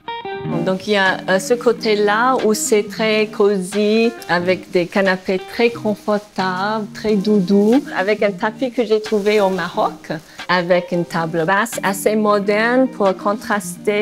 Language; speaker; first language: French; non-native, fluent; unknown